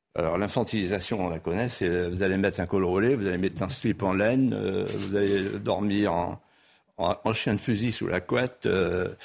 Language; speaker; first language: French; non-native, local second language; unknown